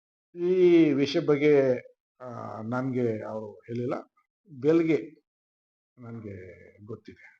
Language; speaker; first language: Kannada; non-native, fluent; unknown